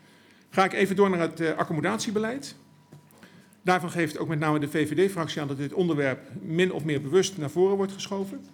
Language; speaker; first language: Dutch; native; Dutch